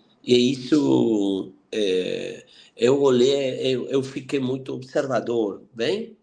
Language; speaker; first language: Portuguese; non-native, fluent; Spanish